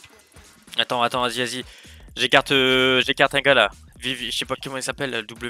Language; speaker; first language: French; native; French